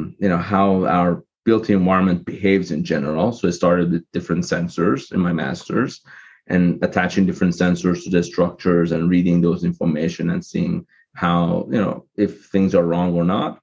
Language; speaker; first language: English; non-native, fluent; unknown